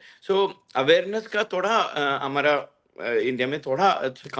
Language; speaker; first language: Hindi; non-native, local second language; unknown